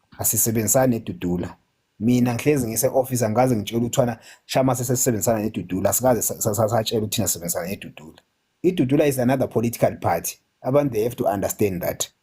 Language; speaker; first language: Zulu; native; Zulu